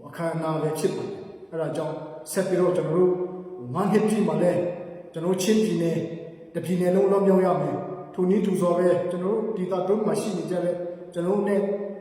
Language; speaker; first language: Burmese; non-native, local second language; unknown